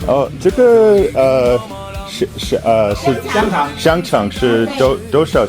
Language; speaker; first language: Chinese; non-native, fluent; English